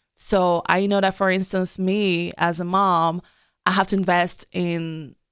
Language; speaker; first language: English; non-native, local second language; French